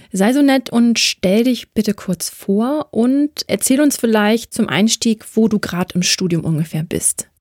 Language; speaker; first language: German; native; German